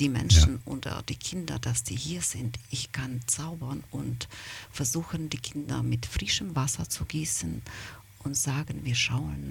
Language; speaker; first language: German; non-native, fluent; Ukrainian